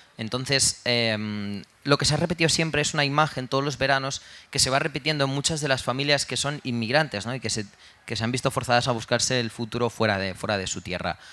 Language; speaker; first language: Spanish; early bilingual, other home language; Romanian